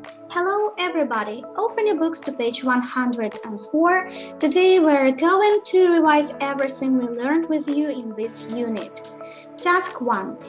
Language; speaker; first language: English; non-native, fluent; Ukrainian